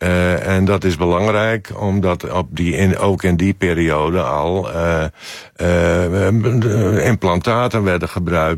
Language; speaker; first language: Dutch; native; Dutch